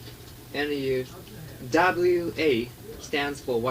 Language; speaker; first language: English; non-native, learner; Japanese